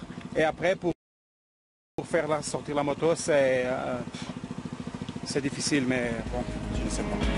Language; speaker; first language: French; non-native, learner; Portuguese